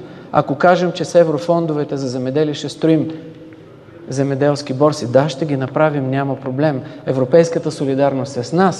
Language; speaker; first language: Bulgarian; native; Bulgarian